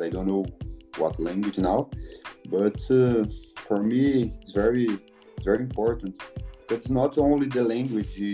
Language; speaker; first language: English; non-native, learner; Portuguese